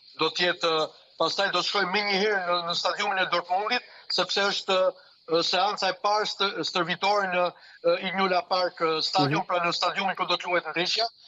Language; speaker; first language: Albanian; early bilingual, heritage; Albanian